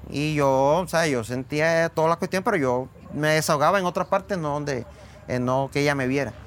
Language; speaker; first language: Spanish; native; Spanish